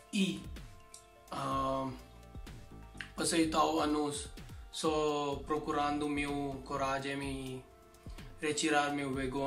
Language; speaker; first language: Portuguese; non-native, learner; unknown